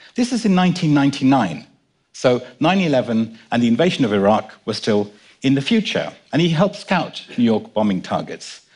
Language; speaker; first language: English; native; English